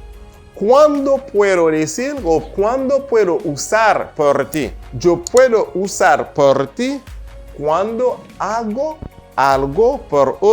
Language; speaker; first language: Spanish; non-native, fluent; Haitian Creole